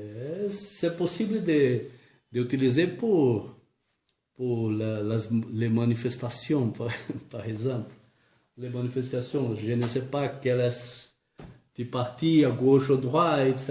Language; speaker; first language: French; non-native, learner; Portuguese